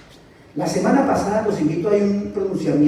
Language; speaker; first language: Spanish; native; Spanish